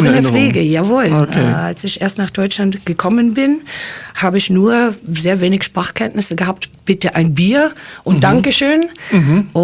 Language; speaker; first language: German; non-native, fluent; English